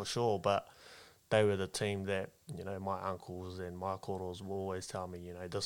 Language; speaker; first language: English; non-native, local second language; Māori